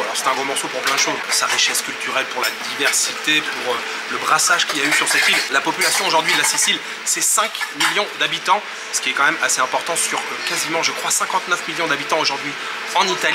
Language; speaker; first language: French; native; French